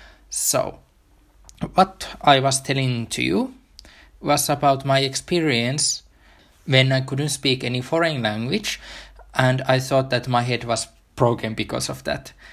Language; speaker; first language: English; non-native, fluent; Finnish